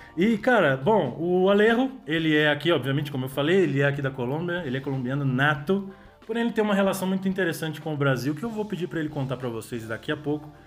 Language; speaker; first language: Portuguese; native; Portuguese